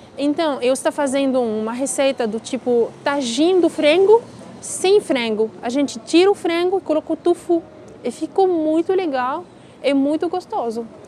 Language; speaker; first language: Portuguese; non-native, learner; Arabic